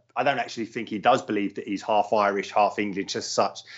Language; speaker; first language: English; native; English